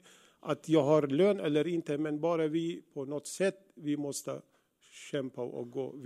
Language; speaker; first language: Swedish; non-native, learner; Arabic